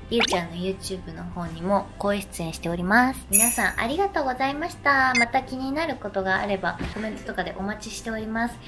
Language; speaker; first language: Japanese; native; Japanese